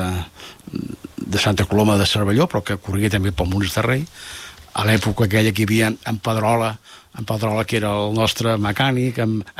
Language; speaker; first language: Catalan; native; Catalan